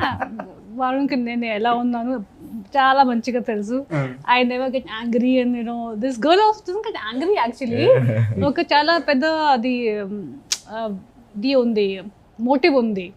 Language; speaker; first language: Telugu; non-native, local second language; Hindi